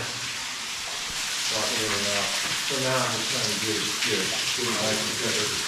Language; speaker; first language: English; native; English